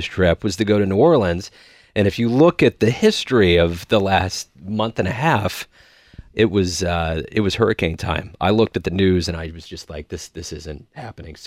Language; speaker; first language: English; native; English